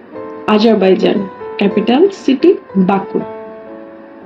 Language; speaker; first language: English; non-native, learner; Bangla